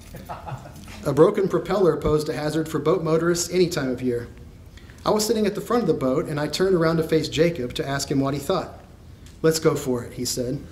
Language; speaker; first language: English; native; English